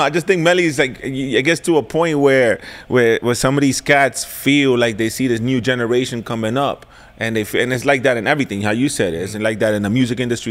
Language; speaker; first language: English; early bilingual, other home language; Spanish